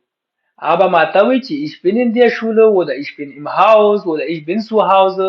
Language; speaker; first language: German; non-native, fluent; Pashto